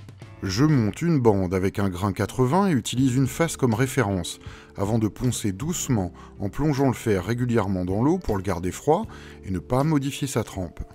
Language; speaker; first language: French; native; French